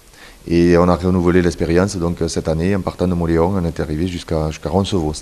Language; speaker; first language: French; native; French